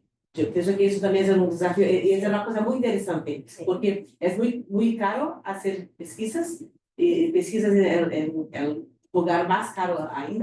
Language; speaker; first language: Spanish; non-native, fluent; Portuguese